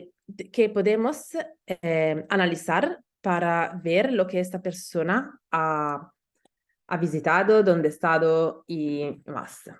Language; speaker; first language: Spanish; non-native, learner; Italian